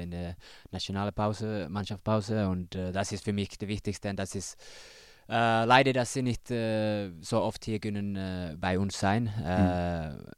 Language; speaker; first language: German; non-native, learner; Finnish